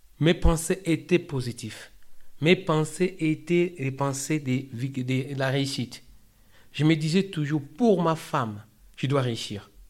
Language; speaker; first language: French; non-native, local second language; Lingala